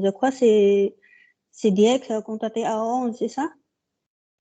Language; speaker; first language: French; non-native, learner; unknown